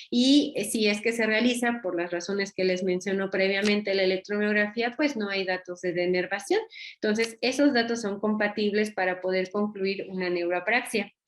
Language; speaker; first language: Spanish; native; Spanish